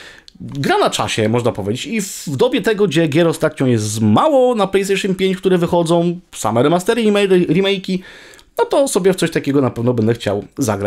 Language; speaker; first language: Polish; native; Polish